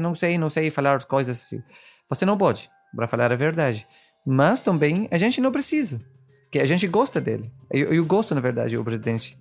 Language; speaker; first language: Portuguese; non-native, fluent; Arabic